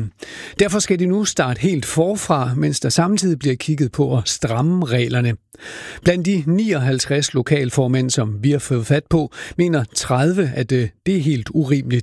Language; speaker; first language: Danish; native; Danish